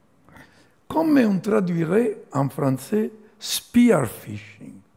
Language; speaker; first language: French; non-native, fluent; Italian